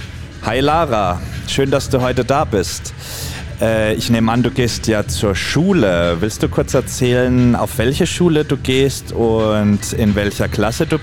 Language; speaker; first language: German; native; German